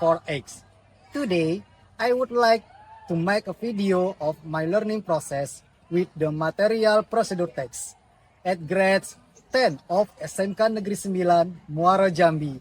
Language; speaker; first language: English; non-native, learner; Indonesian